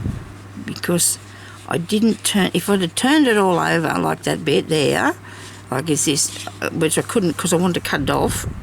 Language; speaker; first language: English; native; English